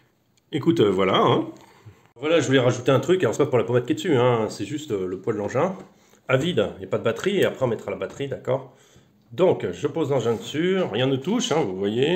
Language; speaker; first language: French; native; French